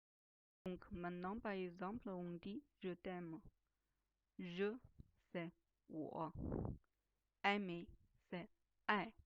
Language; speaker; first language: French; non-native, fluent; Chinese